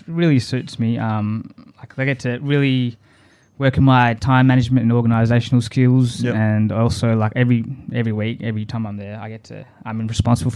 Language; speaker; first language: English; native; English